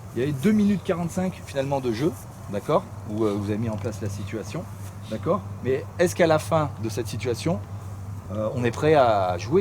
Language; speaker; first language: French; native; French